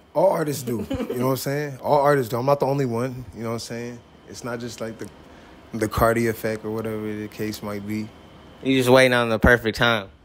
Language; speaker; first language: English; native; English